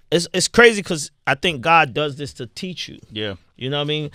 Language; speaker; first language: English; native; English